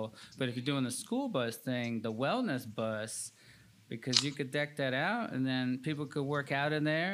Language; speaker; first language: English; early bilingual, other home language; Spanish